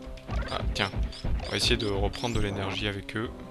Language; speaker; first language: French; native; French